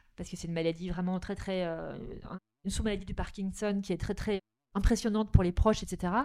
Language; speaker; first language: French; native; French